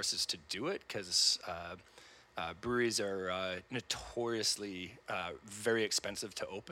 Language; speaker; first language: English; native; English